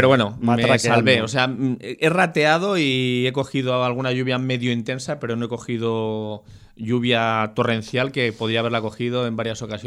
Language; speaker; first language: Spanish; native; Spanish